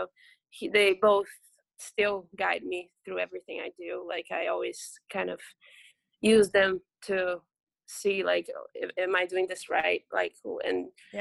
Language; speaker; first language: English; non-native, fluent; Portuguese